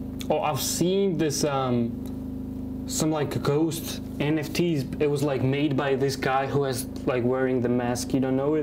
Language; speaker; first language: English; non-native, fluent; Georgian